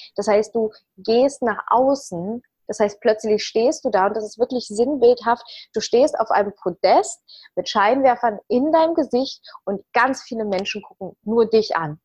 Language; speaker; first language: German; early bilingual, other home language; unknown